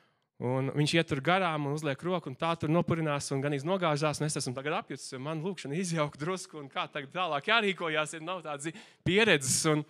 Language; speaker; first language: Latvian; native; Latvian